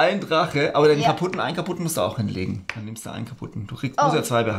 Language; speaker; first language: German; native; German